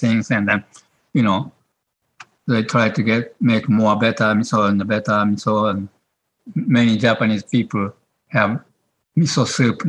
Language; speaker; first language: English; non-native, learner; Japanese